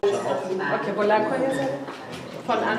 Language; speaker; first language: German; non-native, learner; Persian